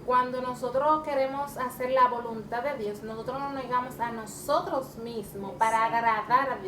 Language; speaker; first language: Spanish; native; Spanish